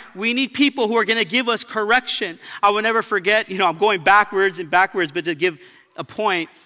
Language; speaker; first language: English; native; English